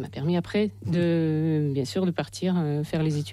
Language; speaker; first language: French; non-native, fluent; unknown